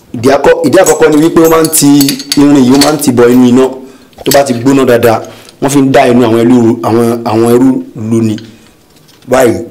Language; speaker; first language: Yoruba; non-native, local second language; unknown